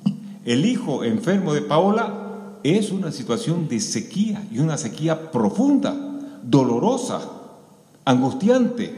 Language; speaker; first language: Spanish; native; Spanish